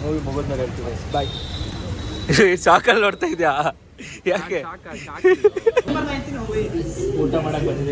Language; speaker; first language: Kannada; native; Kannada